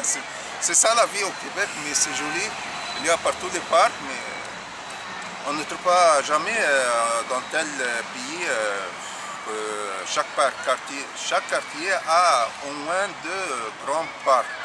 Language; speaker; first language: French; non-native, learner; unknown